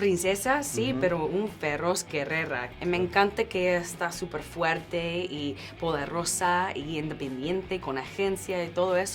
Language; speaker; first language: Spanish; non-native, learner; English